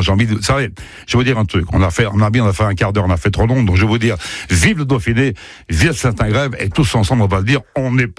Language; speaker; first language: French; native; French